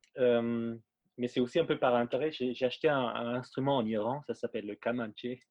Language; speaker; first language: French; non-native, fluent; German